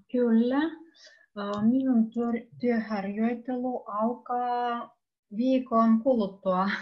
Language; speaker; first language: Finnish; non-native, learner; Russian